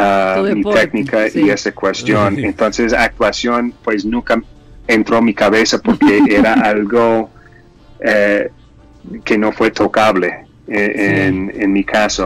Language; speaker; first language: Spanish; non-native, fluent; English